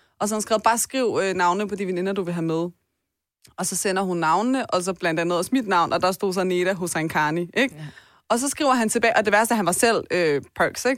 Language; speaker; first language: Danish; early bilingual, other home language; Persian